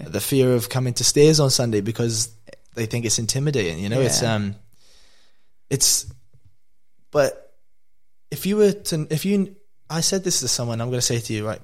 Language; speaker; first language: English; native; English